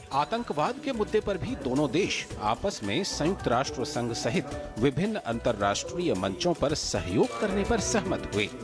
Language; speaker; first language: Hindi; native; Hindi